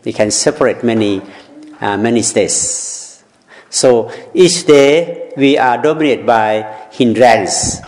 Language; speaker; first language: English; non-native, learner; Thai